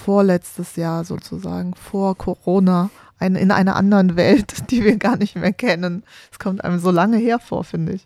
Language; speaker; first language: German; native; German